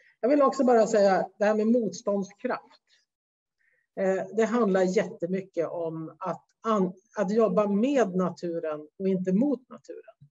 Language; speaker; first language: Swedish; native; Swedish